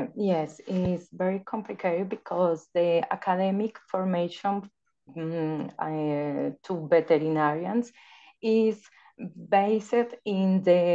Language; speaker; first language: English; non-native, learner; Spanish